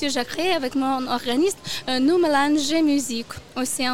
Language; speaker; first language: French; non-native, learner; Ukrainian